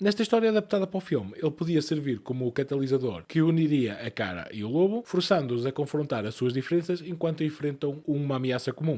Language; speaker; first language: Portuguese; native; Portuguese